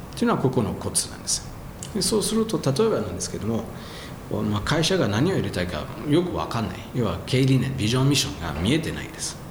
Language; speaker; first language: Japanese; non-native, fluent; French